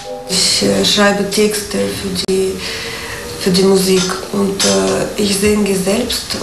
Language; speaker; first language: German; non-native, fluent; Russian